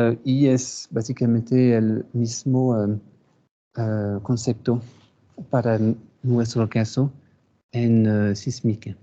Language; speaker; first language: Spanish; non-native, fluent; French